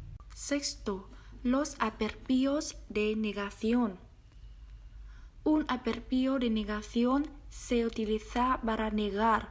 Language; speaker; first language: Spanish; non-native, learner; Vietnamese